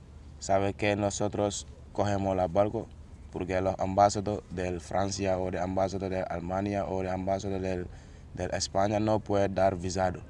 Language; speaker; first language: Spanish; non-native, learner; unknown